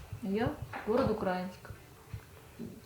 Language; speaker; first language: Russian; native; Russian